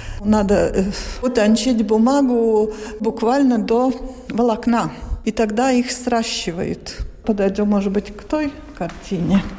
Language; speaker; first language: Russian; non-native, local second language; Latvian